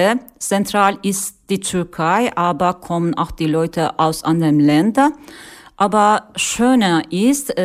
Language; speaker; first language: German; non-native, learner; Turkish